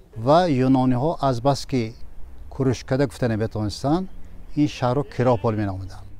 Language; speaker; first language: Tajik; native; Tajik